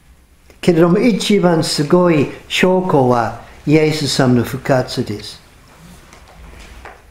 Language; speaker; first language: Japanese; non-native, fluent; English